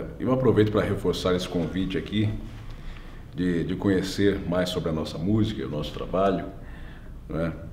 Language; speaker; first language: Portuguese; native; Portuguese